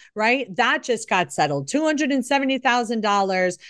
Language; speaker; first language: English; native; English